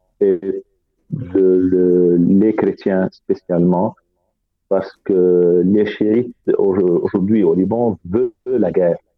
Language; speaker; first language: French; non-native, fluent; Arabic